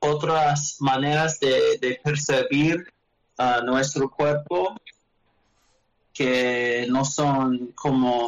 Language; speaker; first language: Spanish; non-native, learner; English